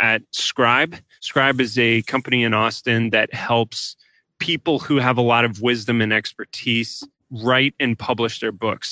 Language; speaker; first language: English; native; English